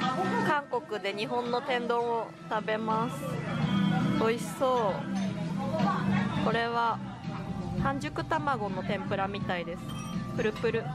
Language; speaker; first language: Japanese; non-native, learner; Korean